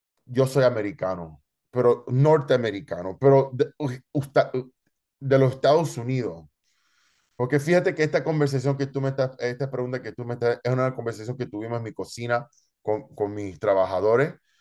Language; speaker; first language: Spanish; early bilingual, heritage; Spanish